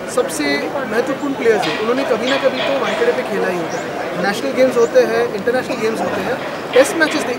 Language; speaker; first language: Hindi; non-native, local second language; Marathi